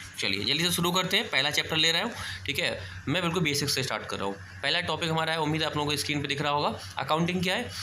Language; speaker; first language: Hindi; native; Hindi